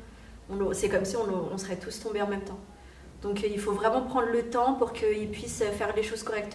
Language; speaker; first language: French; native; French